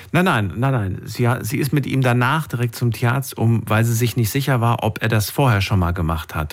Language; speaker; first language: German; native; German